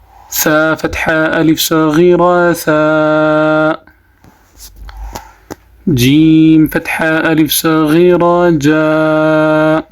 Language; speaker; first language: Arabic; non-native, fluent; Amharic